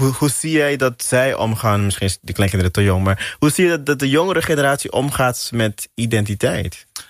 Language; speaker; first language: Dutch; non-native, local second language; Papiamento